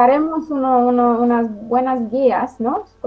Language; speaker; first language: Spanish; non-native, fluent; Romanian